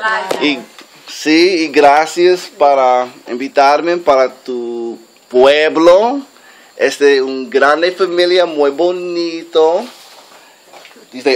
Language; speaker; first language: Spanish; non-native, learner; English